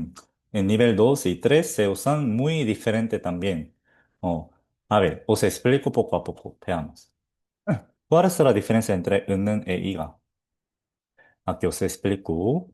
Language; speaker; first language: Spanish; non-native, fluent; Korean